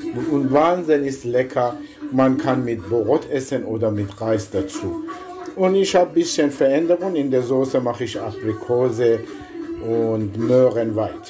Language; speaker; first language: German; non-native, learner; Persian